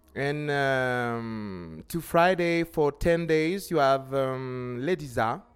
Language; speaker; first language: English; non-native, learner; French